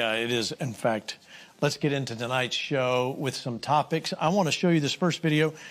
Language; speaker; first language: English; native; English